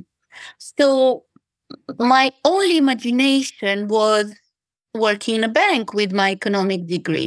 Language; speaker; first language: English; non-native, fluent; Bulgarian